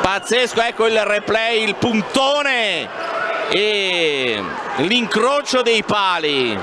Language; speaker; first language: Italian; native; Italian